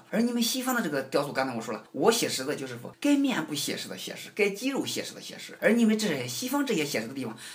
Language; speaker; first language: Chinese; native; Chinese